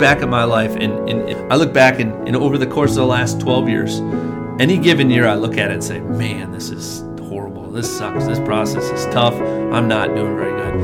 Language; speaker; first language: English; native; English